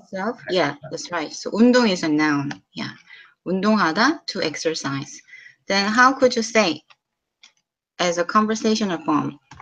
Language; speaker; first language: English; non-native, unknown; Korean